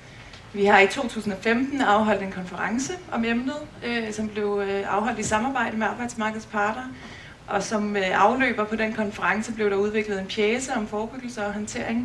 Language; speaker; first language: Danish; native; Danish